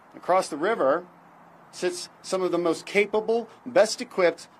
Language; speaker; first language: English; native; English